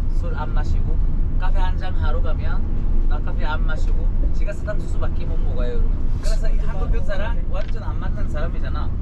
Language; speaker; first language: Korean; non-native, fluent; Arabic